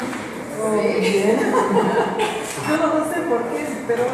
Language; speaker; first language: Spanish; non-native, learner; Portuguese